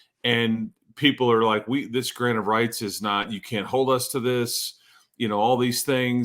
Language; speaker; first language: English; native; English